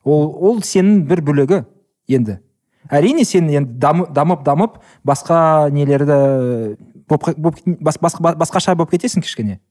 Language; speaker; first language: Kazakh; non-native, local second language; Russian